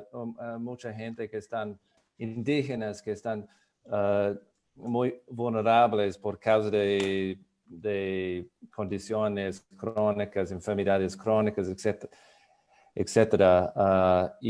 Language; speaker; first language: Spanish; non-native, fluent; English